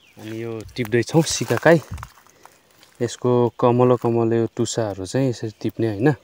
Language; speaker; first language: Nepali; non-native, local second language; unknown